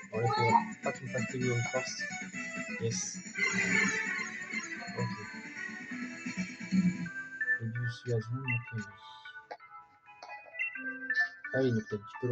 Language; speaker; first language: French; native; French